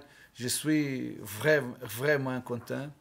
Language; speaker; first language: French; non-native, learner; Portuguese